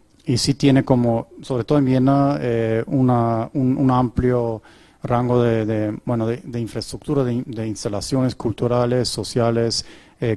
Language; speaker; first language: Spanish; non-native, fluent; German